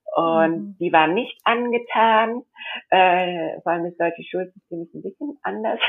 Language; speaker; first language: German; early bilingual, heritage; German